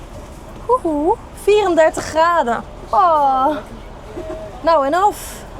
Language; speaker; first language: Dutch; native; Dutch